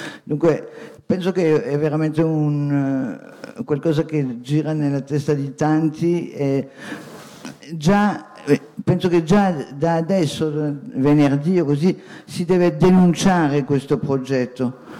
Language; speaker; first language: Italian; non-native, fluent; French